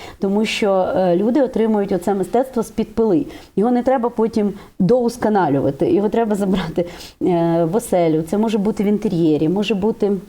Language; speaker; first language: Ukrainian; native; Ukrainian